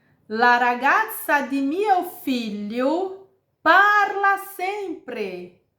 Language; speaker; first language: Italian; non-native, fluent; Portuguese